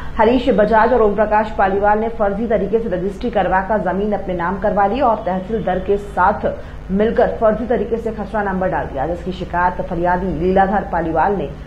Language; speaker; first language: Hindi; native; Hindi